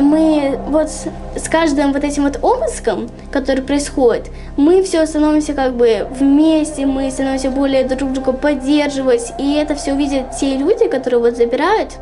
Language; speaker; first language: Russian; native; Russian